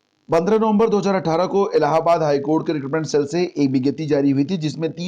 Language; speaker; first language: Hindi; native; Hindi